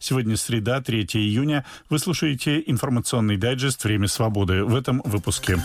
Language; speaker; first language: Russian; native; Russian